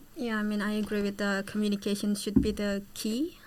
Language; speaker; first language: English; non-native, fluent; Indonesian